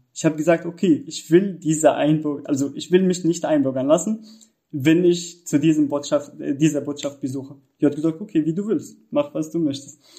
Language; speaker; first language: German; non-native, fluent; Arabic